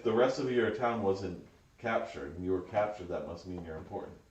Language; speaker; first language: English; native; English